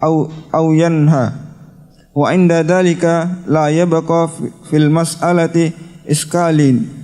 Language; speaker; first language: Arabic; non-native, fluent; Indonesian